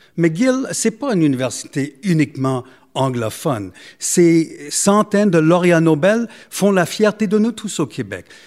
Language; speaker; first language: French; non-native, local second language; English